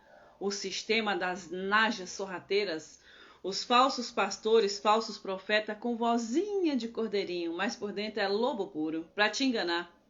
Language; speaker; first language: Portuguese; native; Portuguese